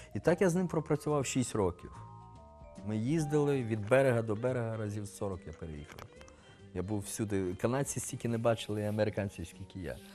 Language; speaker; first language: Ukrainian; native; Ukrainian